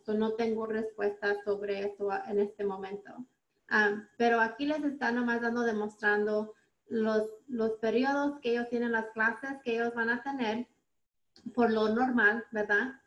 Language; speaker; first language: Spanish; early bilingual, heritage; Spanish